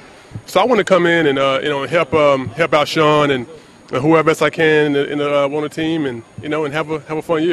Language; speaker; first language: English; native; English